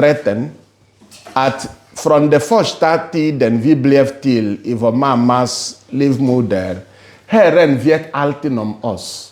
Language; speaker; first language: Swedish; non-native, fluent; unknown